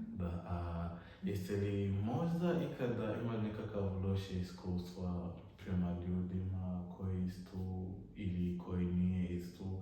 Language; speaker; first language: Bosnian; non-native, learner; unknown